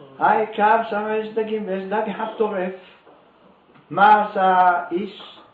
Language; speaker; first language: Hebrew; native; Hebrew